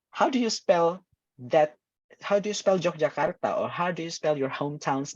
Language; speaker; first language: English; non-native, fluent; Indonesian